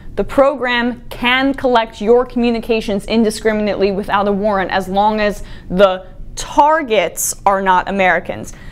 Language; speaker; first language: English; native; English